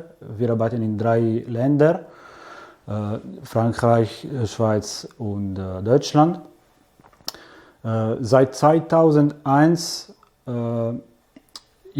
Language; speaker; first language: German; non-native, fluent; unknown